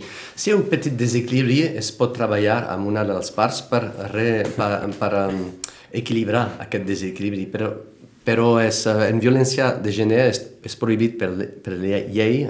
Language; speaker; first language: Catalan; non-native, fluent; French